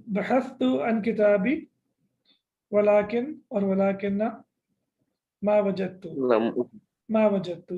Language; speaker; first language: Arabic; non-native, fluent; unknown